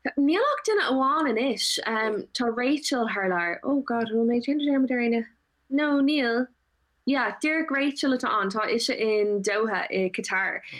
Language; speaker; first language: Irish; non-native, local second language; English